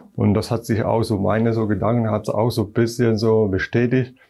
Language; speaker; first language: German; non-native, fluent; Polish